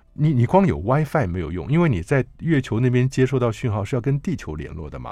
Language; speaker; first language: Chinese; native; Chinese